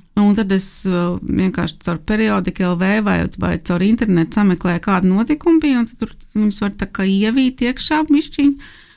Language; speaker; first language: Latvian; native; Latvian